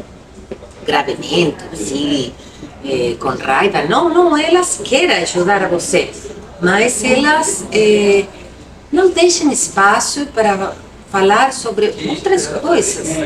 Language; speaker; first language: Portuguese; non-native, local second language; Spanish